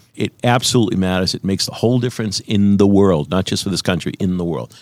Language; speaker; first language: English; native; English